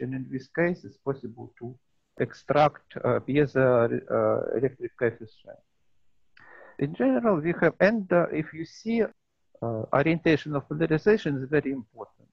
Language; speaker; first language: English; non-native, learner; Russian